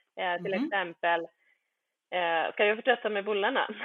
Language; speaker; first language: Swedish; early bilingual, other home language; Bosnian